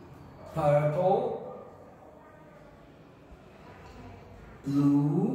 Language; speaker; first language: English; non-native, fluent; Portuguese